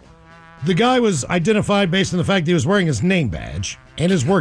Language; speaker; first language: English; native; English